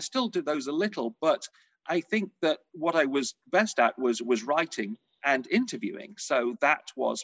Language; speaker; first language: English; native; English